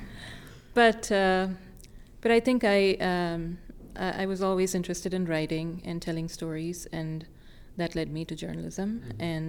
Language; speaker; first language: English; non-native, local second language; Tamil